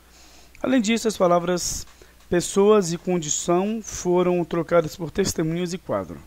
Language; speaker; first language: Portuguese; native; Portuguese